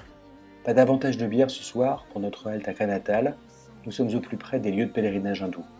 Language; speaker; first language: French; native; French